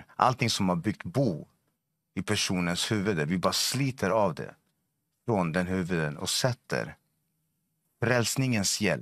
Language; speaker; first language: Swedish; non-native, fluent; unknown